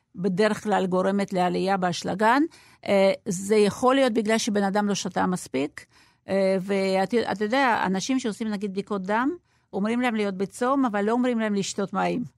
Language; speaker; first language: Hebrew; non-native, fluent; Russian